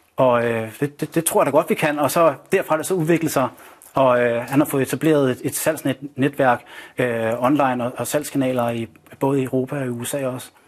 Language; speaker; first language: Danish; native; Danish